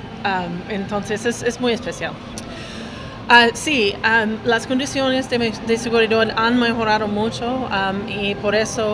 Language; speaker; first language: Spanish; non-native, fluent; English